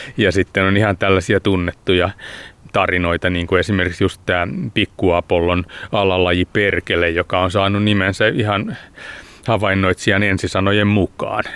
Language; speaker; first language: Finnish; native; Finnish